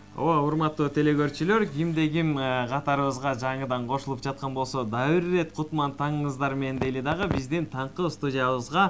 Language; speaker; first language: Kyrgyz; native; Kyrgyz